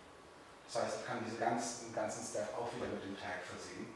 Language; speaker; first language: German; native; German